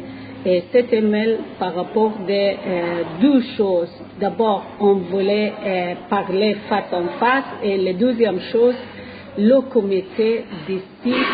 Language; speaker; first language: French; non-native, learner; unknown